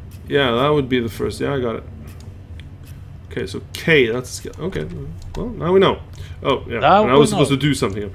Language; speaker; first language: English; non-native, fluent; Norwegian